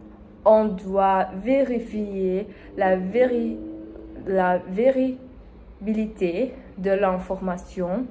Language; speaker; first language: French; non-native, learner; Spanish